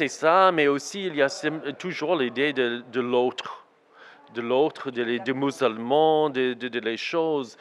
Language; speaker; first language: French; non-native, learner; English